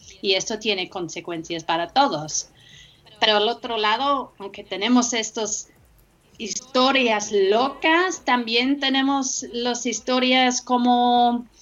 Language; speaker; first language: Spanish; non-native, fluent; English